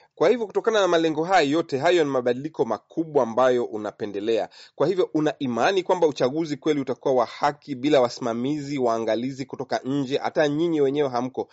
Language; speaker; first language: Swahili; native; Swahili